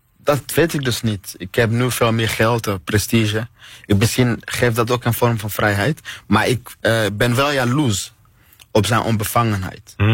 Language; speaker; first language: Dutch; non-native, fluent; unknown